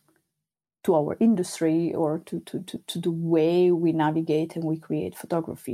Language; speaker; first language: English; non-native, fluent; Sardinian